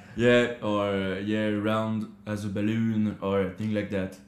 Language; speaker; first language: English; non-native, learner; French